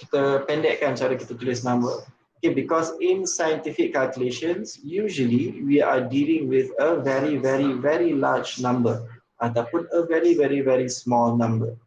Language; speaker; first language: English; non-native, local second language; Malay